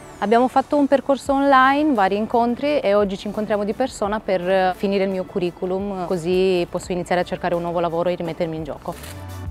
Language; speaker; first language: Italian; non-native, fluent; Romanian